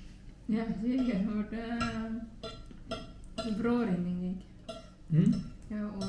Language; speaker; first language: Dutch; non-native, learner; Filipino